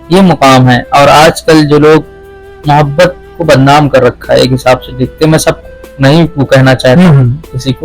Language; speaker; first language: Hindi; native; Hindi